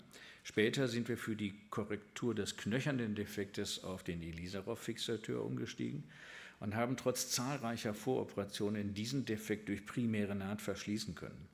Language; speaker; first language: German; native; German